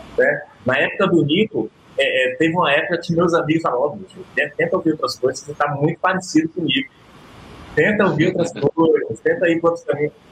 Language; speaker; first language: Portuguese; native; Portuguese